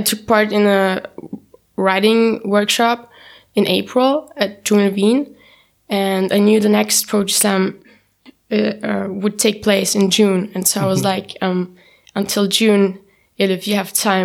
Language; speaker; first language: English; non-native, fluent; German